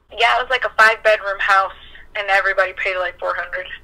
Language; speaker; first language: English; native; English